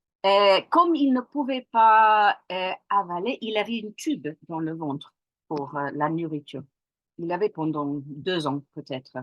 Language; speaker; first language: French; non-native, fluent; English